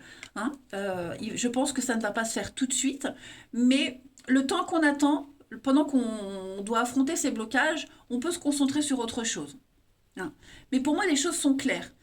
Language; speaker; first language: French; native; French